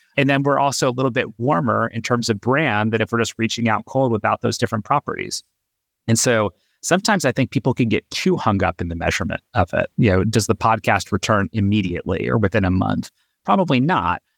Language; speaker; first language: English; native; English